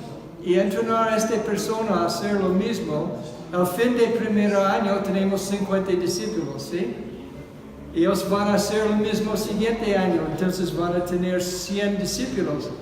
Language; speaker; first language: Spanish; non-native, fluent; English